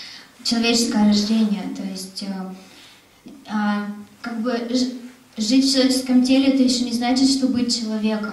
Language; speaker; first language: Russian; native; Russian